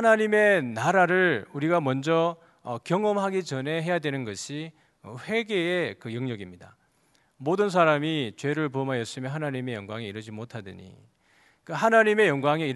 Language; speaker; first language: Korean; native; Korean